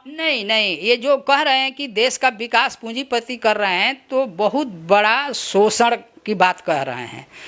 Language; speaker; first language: Hindi; native; Hindi